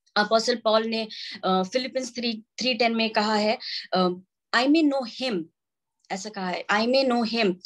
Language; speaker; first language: Hindi; non-native, local second language; Santali